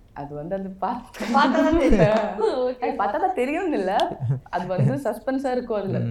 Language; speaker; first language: Tamil; non-native, learner; Malayalam